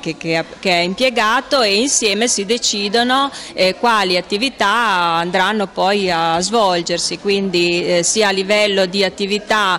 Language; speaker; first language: Italian; native; Italian